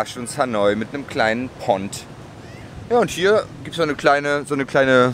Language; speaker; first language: German; native; German